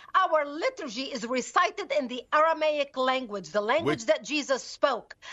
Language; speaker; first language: English; non-native, fluent; Arabic